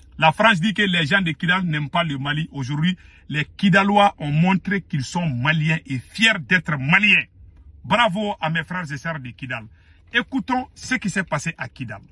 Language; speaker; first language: French; non-native, local second language; Bambara